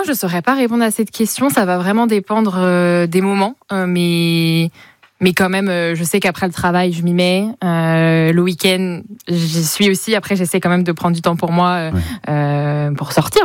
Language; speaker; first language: French; native; French